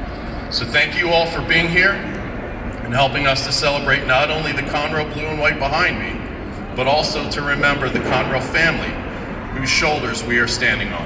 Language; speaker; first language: English; native; English